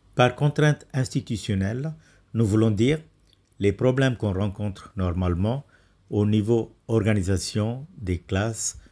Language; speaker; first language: French; non-native, fluent; Tamil